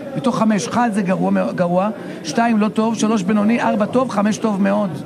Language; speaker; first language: Hebrew; native; Hebrew